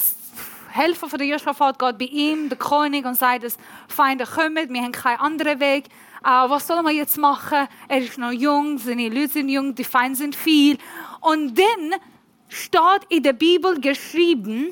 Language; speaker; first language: German; non-native, learner; Persian